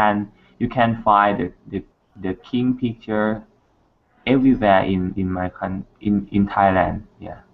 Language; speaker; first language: English; non-native, learner; Thai